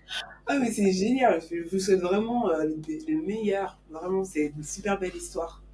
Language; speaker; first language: French; native; French